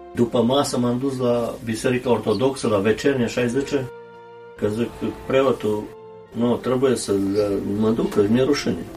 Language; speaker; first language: Romanian; early bilingual, heritage; Romanian